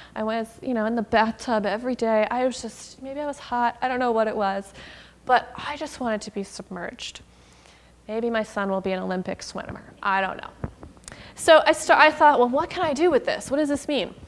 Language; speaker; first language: English; native; English